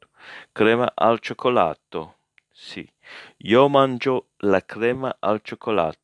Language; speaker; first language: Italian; non-native, learner; English